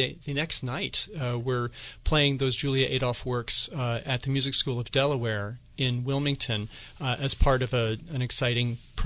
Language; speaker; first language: English; native; English